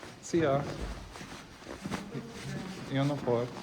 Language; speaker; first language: Hungarian; non-native, learner; English